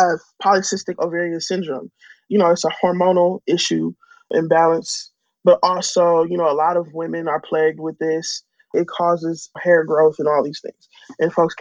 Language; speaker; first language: English; native; English